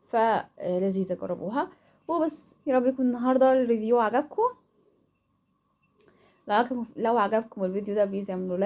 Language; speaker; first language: Arabic; native; Arabic